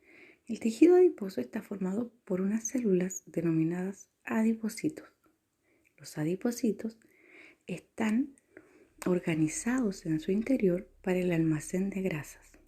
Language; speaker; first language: Spanish; native; Spanish